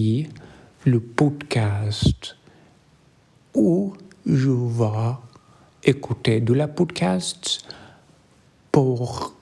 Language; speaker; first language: French; non-native, learner; Arabic